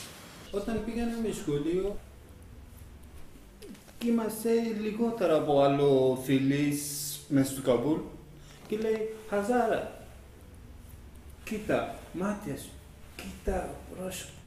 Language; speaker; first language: Greek; non-native, learner; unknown